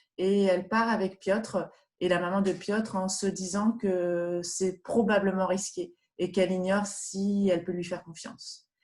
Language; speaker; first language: French; native; French